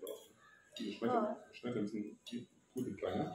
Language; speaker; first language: German; native; German